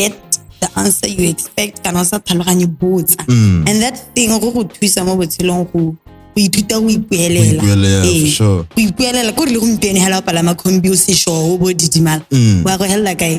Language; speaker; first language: English; non-native, local second language; Tswana